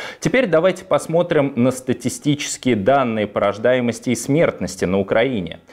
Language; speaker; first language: Russian; native; Russian